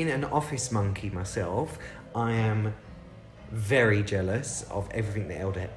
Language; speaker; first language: English; native; English